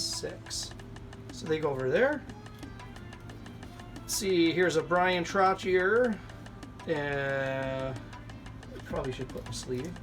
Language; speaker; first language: English; native; English